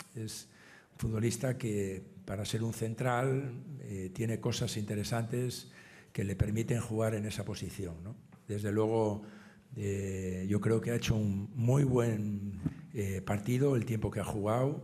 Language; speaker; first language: Spanish; native; Spanish